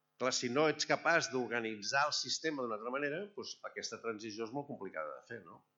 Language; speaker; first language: Catalan; native; Catalan